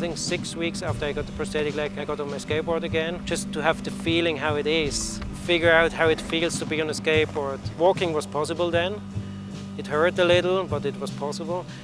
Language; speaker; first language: English; non-native, fluent; Swiss German